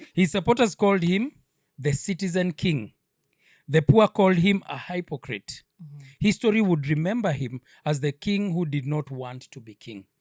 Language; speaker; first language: English; non-native, local second language; Swahili